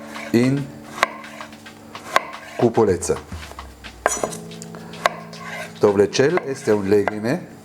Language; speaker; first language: Romanian; non-native, learner; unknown